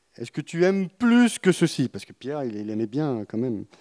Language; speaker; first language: French; native; French